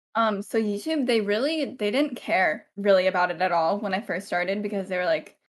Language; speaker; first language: English; native; English